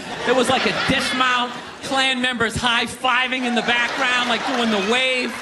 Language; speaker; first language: English; native; English